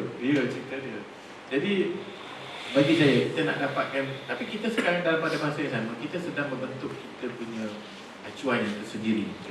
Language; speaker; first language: Malay; native; Malay